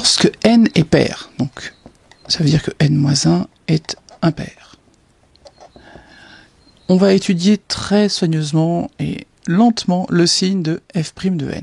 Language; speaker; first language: French; native; French